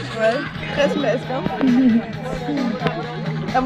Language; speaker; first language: French; native; French